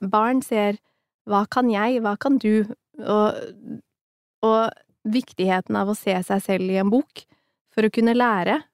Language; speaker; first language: Norwegian; early bilingual, other home language; Somali